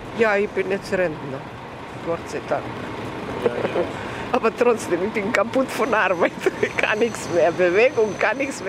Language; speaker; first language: German; non-native, learner; Serbian